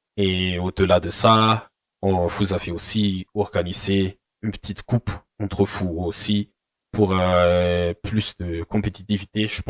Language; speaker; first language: French; non-native, local second language; Malagasy